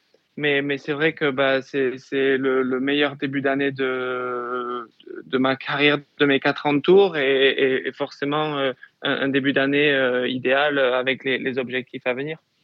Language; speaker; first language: French; native; French